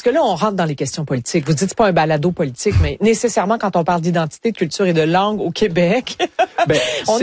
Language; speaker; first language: French; native; French